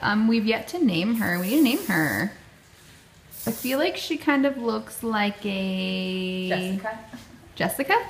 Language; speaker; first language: English; native; English